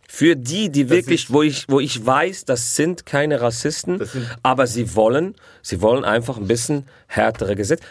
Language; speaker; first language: German; early bilingual, other home language; Arabic